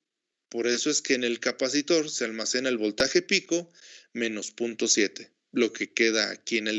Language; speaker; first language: Spanish; native; Spanish